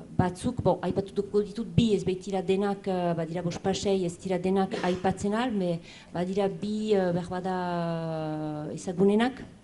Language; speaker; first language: Basque; native; Basque